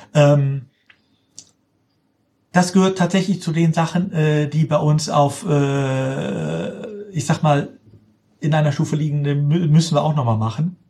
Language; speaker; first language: German; native; German